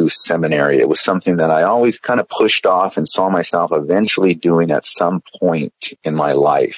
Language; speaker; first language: English; native; English